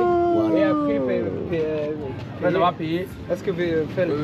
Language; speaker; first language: French; non-native, learner; Arabic